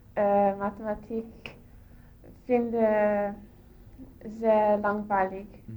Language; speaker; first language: German; non-native, learner; English